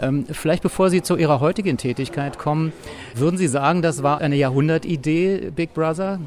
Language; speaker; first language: German; native; German